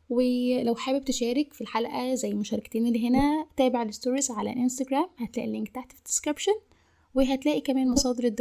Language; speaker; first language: Arabic; native; Arabic